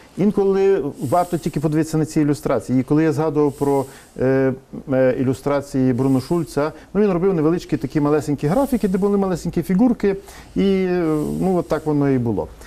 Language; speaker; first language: Ukrainian; native; Ukrainian